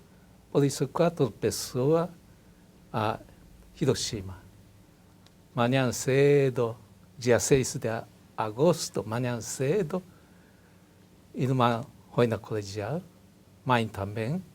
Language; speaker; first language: Portuguese; non-native, learner; Japanese